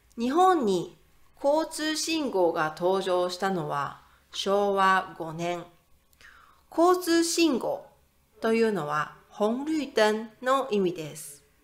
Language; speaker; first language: Japanese; native; Japanese